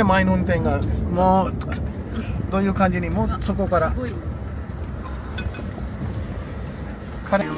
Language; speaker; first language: Japanese; non-native, fluent; Urdu